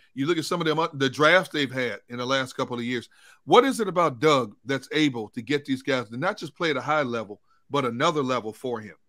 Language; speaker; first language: English; native; English